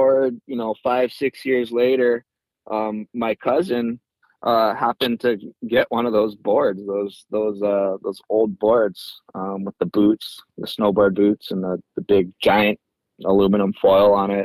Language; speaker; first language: English; native; English